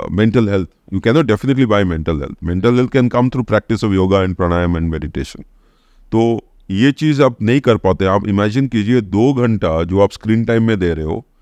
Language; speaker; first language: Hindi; non-native, local second language; Odia